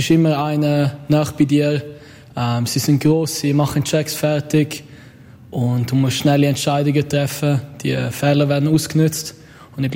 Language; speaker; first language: German; native; German